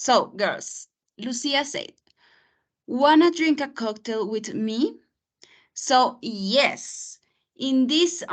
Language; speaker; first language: English; non-native, fluent; Spanish